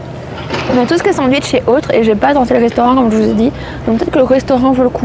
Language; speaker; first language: French; native; French